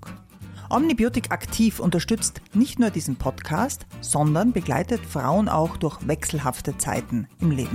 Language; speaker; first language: German; native; German